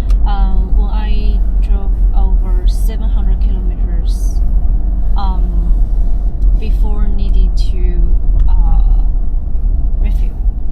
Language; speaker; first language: English; non-native, learner; Chinese